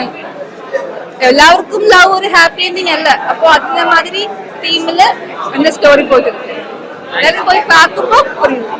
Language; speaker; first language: Tamil; non-native, learner; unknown